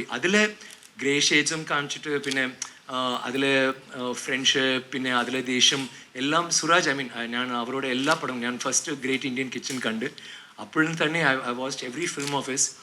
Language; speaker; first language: Malayalam; non-native, learner; Tamil